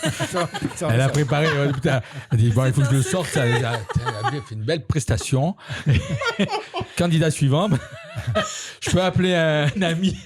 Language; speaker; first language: French; native; French